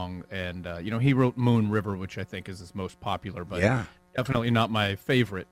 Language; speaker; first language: English; native; English